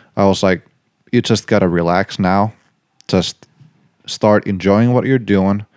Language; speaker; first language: English; non-native, fluent; Finnish